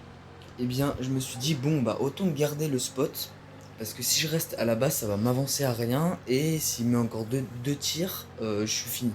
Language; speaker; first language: French; native; French